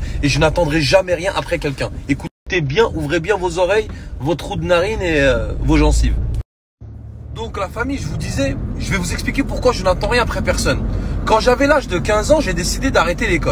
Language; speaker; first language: French; native; French